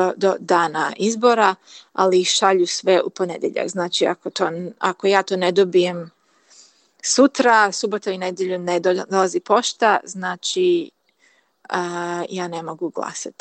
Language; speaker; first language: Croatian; early bilingual, heritage; Croatian